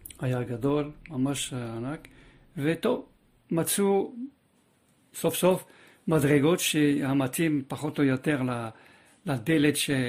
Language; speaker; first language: Hebrew; non-native, fluent; French